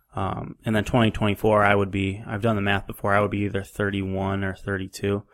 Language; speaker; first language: English; native; English